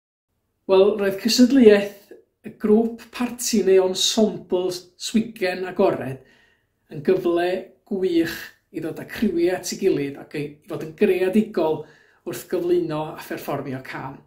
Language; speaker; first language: Welsh; native; Welsh